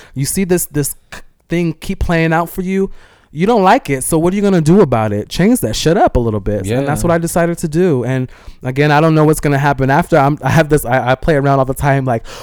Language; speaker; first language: English; native; English